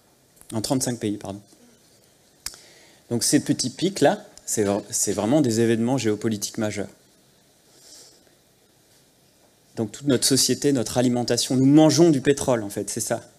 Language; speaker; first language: French; native; French